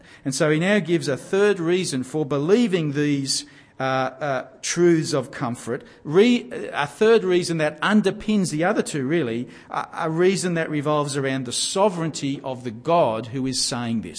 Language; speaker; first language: English; native; English